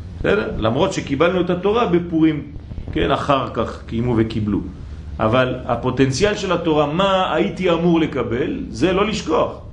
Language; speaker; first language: Hebrew; non-native, fluent; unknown